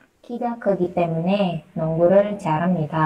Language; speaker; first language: Korean; non-native, learner; Indonesian